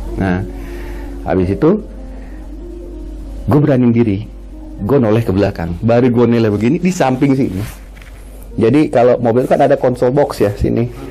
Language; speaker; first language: Indonesian; native; Indonesian